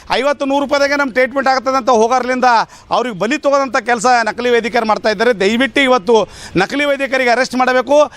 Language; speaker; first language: Kannada; native; Kannada